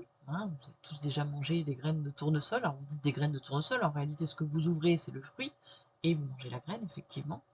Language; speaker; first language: French; native; French